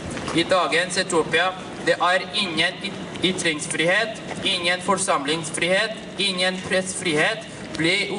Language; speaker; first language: Norwegian; non-native, fluent; Oromo